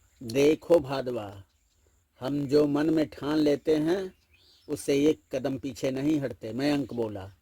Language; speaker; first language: Hindi; native; Hindi